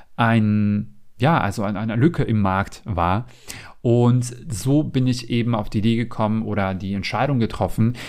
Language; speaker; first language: German; non-native, fluent; Macedonian